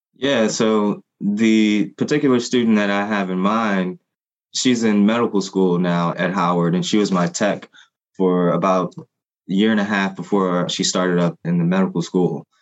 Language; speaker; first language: English; non-native, fluent; Haitian Creole